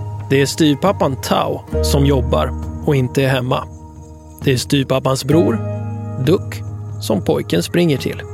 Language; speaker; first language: Swedish; native; Swedish